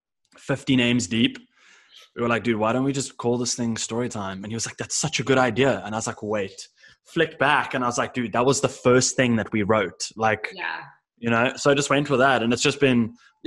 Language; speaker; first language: English; native; English